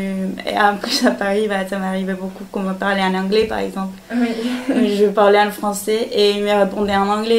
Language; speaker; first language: French; non-native, fluent; Spanish